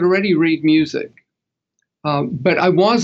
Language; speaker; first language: English; native; English